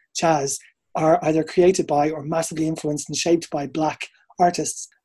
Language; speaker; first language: English; native; English